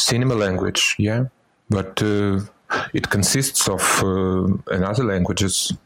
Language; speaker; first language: English; non-native, fluent; Russian